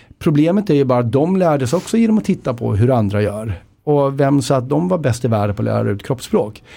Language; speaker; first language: Swedish; native; Swedish